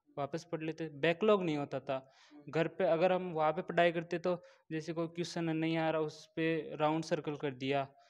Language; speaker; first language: Hindi; native; Hindi